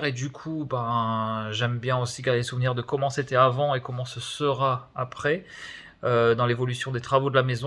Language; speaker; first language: French; native; French